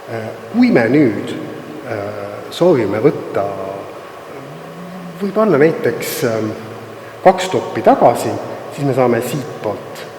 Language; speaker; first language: Estonian; native; Estonian